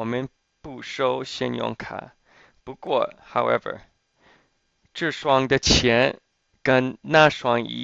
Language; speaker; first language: Chinese; non-native, fluent; English